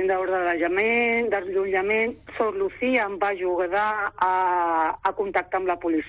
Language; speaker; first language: Catalan; non-native, local second language; Spanish